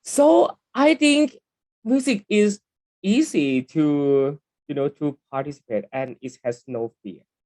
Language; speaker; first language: English; non-native, learner; Thai